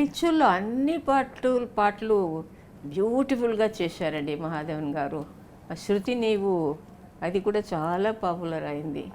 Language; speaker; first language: Telugu; non-native, local second language; Tamil